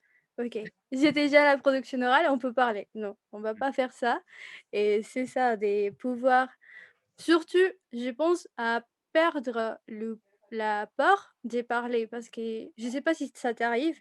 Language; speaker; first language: French; non-native, fluent; Spanish